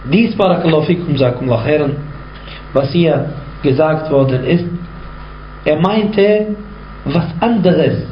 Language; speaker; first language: German; non-native, fluent; Arabic